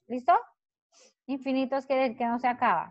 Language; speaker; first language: Spanish; native; Spanish